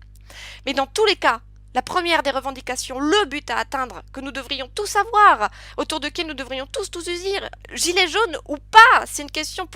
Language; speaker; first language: French; native; French